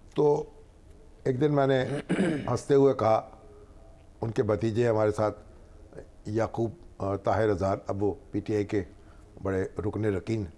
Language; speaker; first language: Urdu; native; Urdu